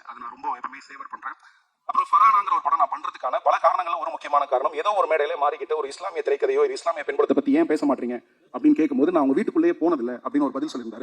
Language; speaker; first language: Tamil; native; Tamil